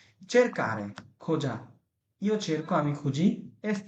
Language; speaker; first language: Italian; non-native, fluent; Bangla